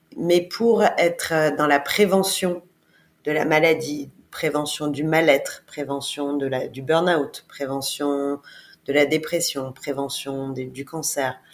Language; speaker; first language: French; native; French